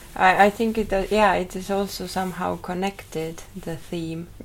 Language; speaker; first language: English; non-native, fluent; Estonian